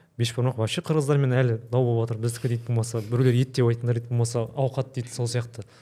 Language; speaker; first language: Kazakh; native; Kazakh